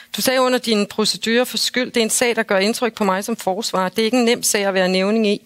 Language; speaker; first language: Danish; native; Danish